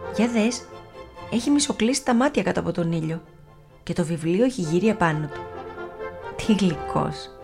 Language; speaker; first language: Greek; native; Greek